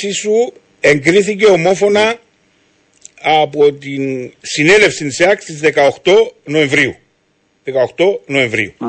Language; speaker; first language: Greek; native; Greek